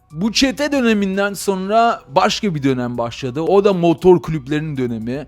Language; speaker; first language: Turkish; early bilingual, heritage; Turkish